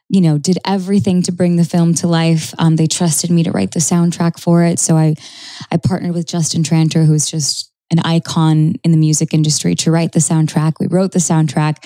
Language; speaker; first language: English; native; English